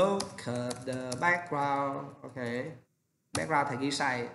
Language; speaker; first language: English; non-native, learner; Vietnamese